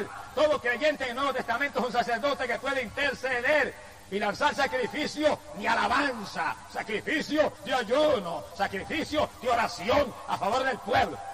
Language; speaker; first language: Spanish; native; Spanish